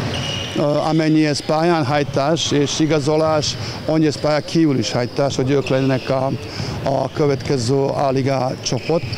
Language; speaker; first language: Hungarian; non-native, fluent; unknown